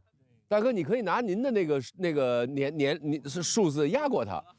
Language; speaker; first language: Chinese; native; Chinese